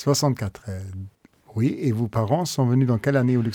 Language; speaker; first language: French; non-native, local second language; Luxembourgish